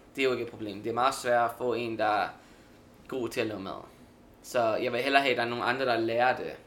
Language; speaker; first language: Danish; early bilingual, heritage; Danish